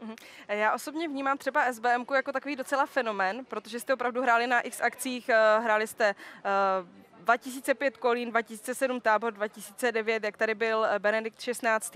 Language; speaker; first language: Czech; native; Czech